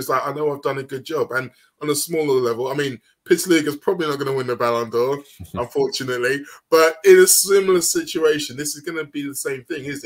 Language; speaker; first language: English; native; English